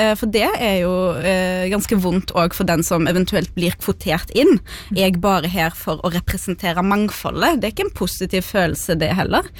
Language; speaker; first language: Norwegian; early bilingual, other home language; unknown